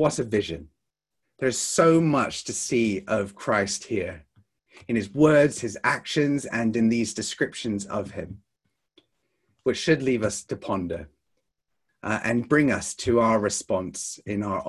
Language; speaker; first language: English; native; English